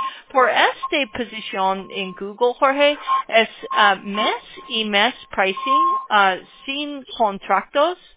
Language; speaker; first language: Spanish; non-native, learner; English